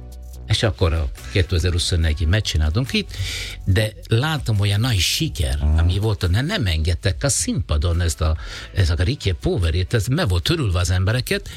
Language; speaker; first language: Hungarian; non-native, learner; Italian